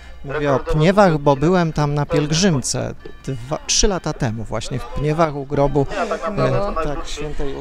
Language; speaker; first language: Polish; native; Polish